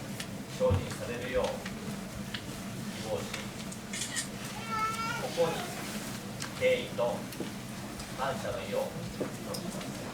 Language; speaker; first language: Japanese; native; Japanese